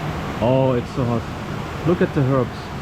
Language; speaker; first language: English; non-native, fluent; German